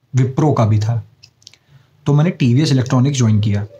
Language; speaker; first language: Hindi; native; Hindi